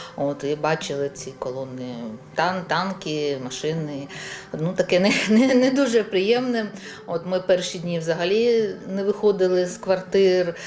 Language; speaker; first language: Ukrainian; non-native, local second language; Russian